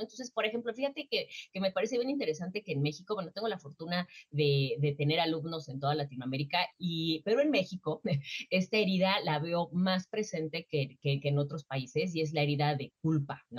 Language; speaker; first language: Spanish; native; Spanish